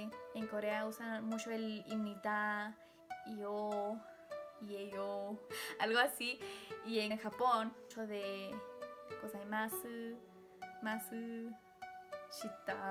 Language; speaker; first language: Spanish; early bilingual, heritage; Spanish